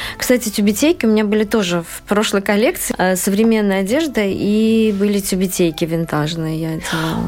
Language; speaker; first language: Russian; non-native, local second language; Uzbek